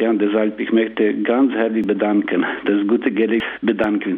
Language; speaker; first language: German; non-native, learner; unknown